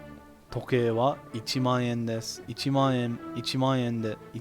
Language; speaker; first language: Japanese; non-native, learner; English